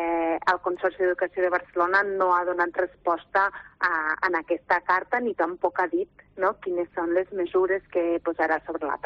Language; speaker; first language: Catalan; native; Catalan